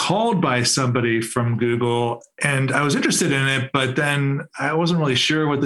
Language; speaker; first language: English; native; English